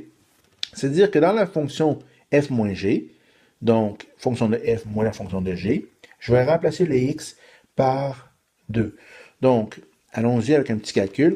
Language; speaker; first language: French; native; French